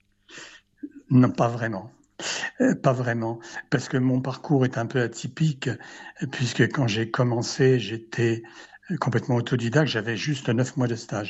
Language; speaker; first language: French; native; French